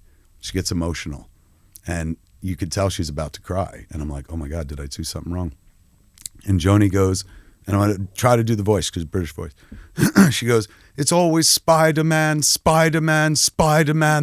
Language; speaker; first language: English; native; English